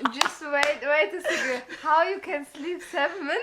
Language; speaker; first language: English; non-native, learner; German